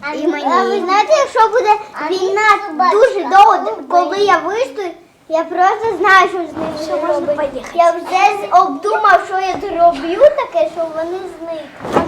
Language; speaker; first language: Ukrainian; non-native, local second language; Russian